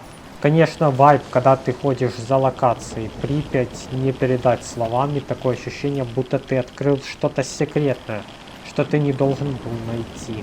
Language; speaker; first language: Russian; native; Russian